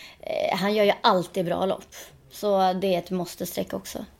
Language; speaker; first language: Swedish; native; Swedish